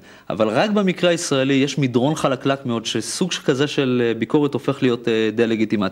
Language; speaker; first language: Hebrew; native; Hebrew